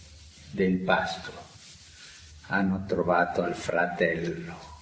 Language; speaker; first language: Italian; non-native, fluent; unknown